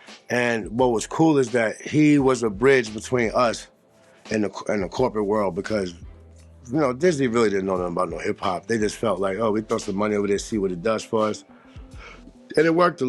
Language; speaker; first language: English; native; English